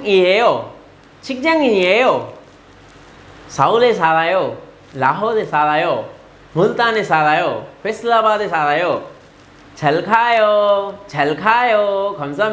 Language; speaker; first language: Korean; non-native, fluent; Urdu